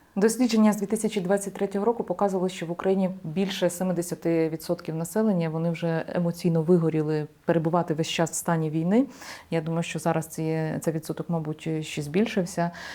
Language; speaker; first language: Ukrainian; native; Ukrainian